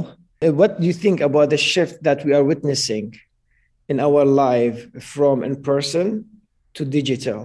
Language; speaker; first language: English; non-native, fluent; Arabic